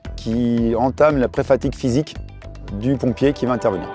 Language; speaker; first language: French; native; French